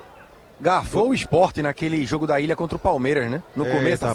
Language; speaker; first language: Portuguese; native; Portuguese